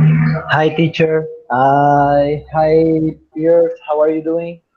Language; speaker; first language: English; non-native, fluent; Spanish